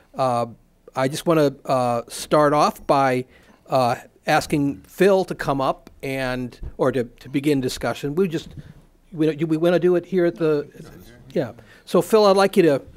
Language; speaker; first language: English; native; English